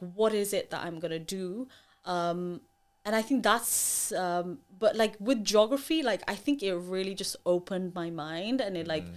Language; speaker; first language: English; early bilingual, other home language; Nepali